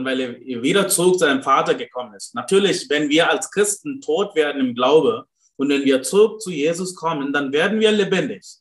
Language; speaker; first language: German; non-native, fluent; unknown